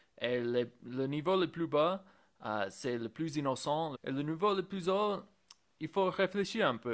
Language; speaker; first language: French; non-native, fluent; English